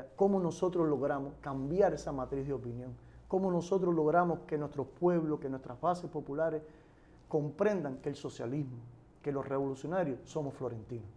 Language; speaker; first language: Spanish; native; Spanish